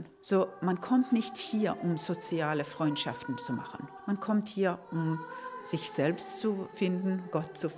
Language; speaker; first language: German; non-native, fluent; Norwegian